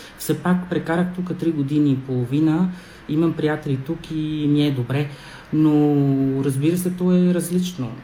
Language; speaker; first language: Bulgarian; non-native, fluent; Spanish